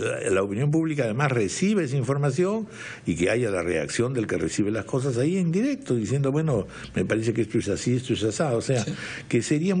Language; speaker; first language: Spanish; native; Spanish